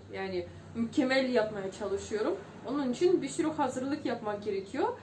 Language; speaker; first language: Turkish; non-native, fluent; Russian